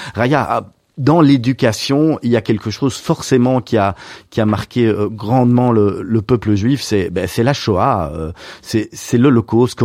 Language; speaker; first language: French; native; French